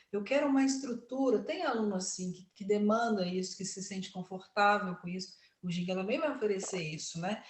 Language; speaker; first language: Portuguese; native; Portuguese